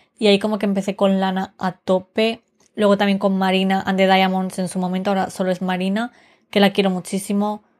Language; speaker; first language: Spanish; early bilingual, other home language; Romanian